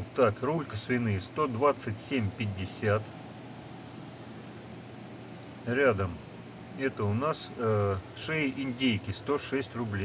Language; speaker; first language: Russian; native; Russian